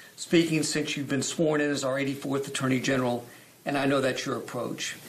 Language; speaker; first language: English; native; English